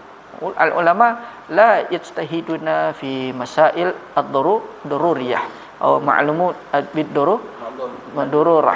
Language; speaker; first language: Arabic; non-native, fluent; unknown